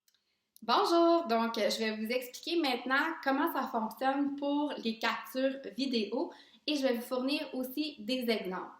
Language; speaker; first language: French; native; French